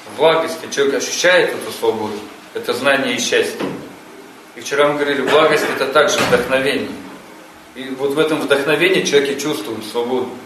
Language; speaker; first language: Russian; native; Russian